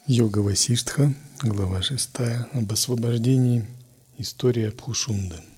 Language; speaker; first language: Russian; native; Russian